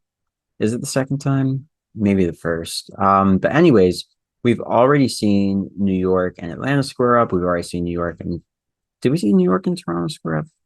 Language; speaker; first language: English; native; English